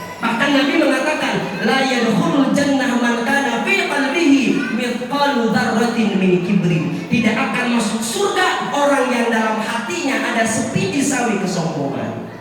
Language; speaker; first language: Indonesian; non-native, local second language; Sundanese